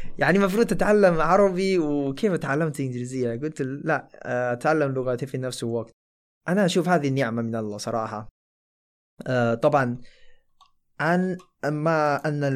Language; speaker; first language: Arabic; non-native, fluent; Chinese